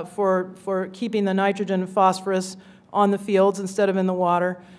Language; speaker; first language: English; native; English